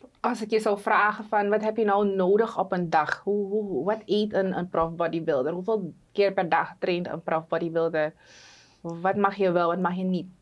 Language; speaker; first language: Dutch; native; Dutch